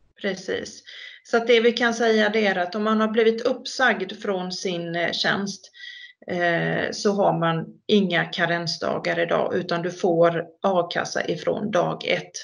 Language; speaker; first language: Swedish; native; Swedish